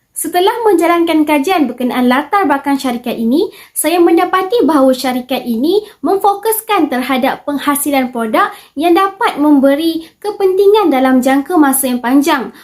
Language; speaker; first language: Malay; native; Malay